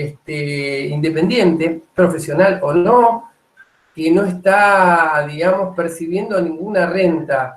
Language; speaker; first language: Spanish; native; Spanish